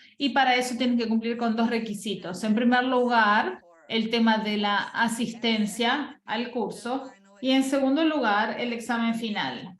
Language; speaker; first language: Spanish; non-native, fluent; Portuguese